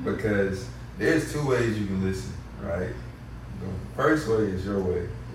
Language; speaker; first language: English; native; English